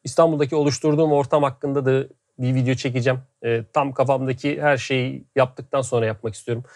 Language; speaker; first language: Turkish; native; Turkish